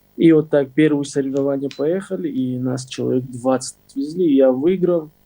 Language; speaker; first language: Russian; non-native, local second language; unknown